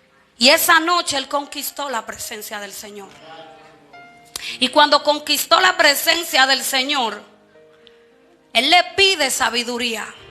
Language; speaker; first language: Spanish; native; Spanish